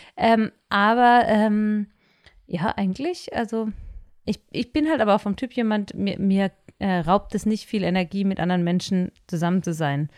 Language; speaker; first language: German; native; German